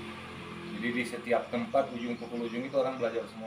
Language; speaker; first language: Indonesian; native; Indonesian